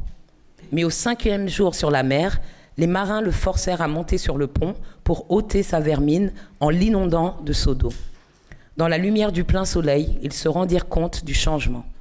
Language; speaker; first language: French; native; French